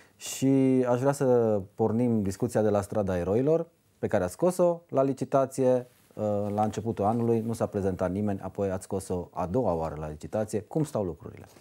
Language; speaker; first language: Romanian; native; Romanian